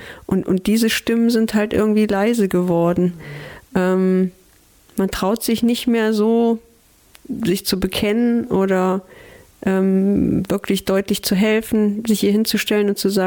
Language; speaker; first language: German; native; German